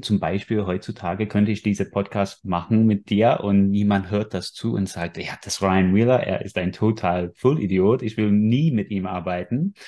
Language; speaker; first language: German; non-native, fluent; English